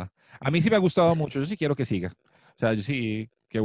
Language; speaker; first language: Spanish; native; Spanish